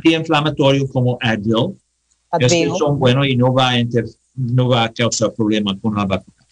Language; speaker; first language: Spanish; non-native, learner; English